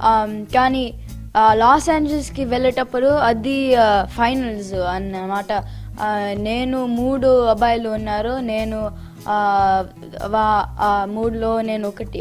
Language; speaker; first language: Telugu; early bilingual, heritage; Telugu